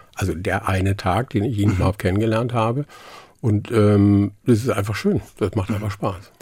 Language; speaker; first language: German; non-native, local second language; Low German